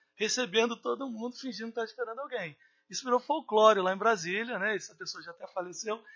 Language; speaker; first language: Portuguese; native; Portuguese